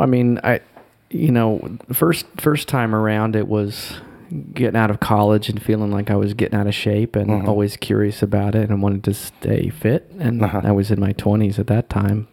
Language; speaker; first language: English; native; English